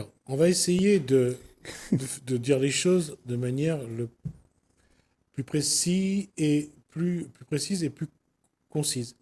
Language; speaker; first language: French; native; French